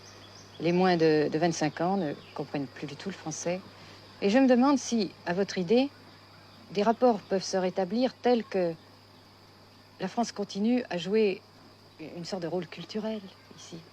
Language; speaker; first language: French; native; French